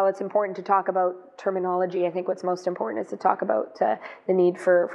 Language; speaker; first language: English; non-native, fluent; Greek